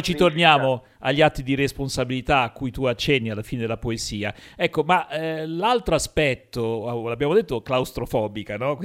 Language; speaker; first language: Italian; native; Italian